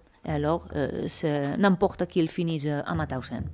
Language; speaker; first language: French; non-native, fluent; Spanish